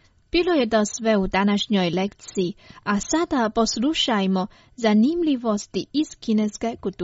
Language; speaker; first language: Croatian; non-native, fluent; Chinese